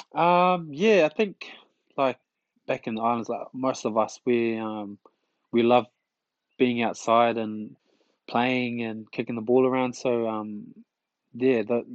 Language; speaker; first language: English; early bilingual, other home language; Tongan